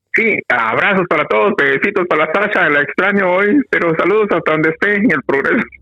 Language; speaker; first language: Spanish; native; Spanish